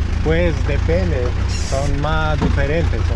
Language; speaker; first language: Spanish; non-native, learner; Romanian